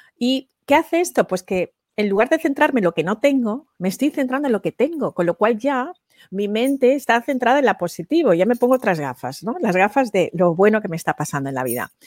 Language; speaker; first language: Spanish; native; Spanish